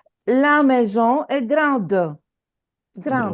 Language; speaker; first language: French; non-native, fluent; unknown